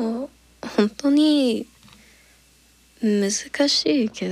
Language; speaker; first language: Japanese; non-native, learner; English